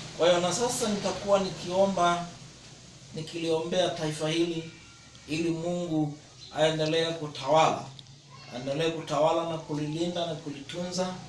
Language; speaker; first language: Swahili; non-native, local second language; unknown